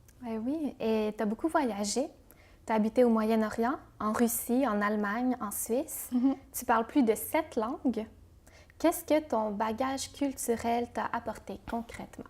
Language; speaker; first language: French; native; French